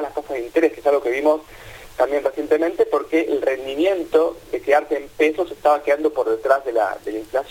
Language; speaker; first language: Spanish; native; Spanish